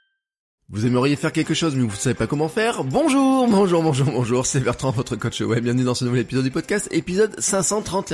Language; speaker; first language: French; native; French